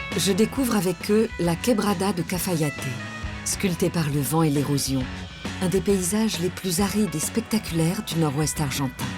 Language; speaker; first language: French; native; French